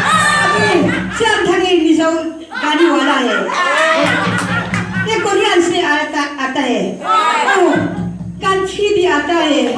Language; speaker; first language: Hindi; non-native, local second language; Mizo